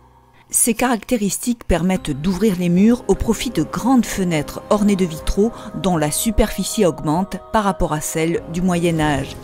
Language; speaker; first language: French; native; French